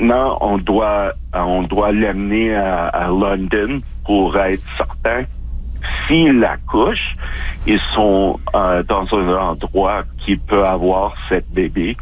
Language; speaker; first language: French; non-native, fluent; English